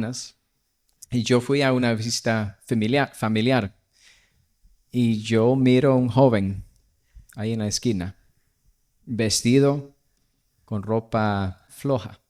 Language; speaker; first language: Spanish; non-native, fluent; English